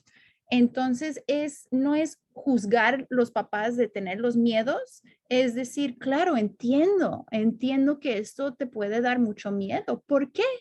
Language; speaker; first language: Spanish; non-native, fluent; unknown